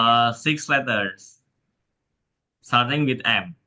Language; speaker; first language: English; non-native, learner; Indonesian